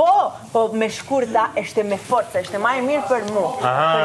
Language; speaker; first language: Albanian; non-native, learner; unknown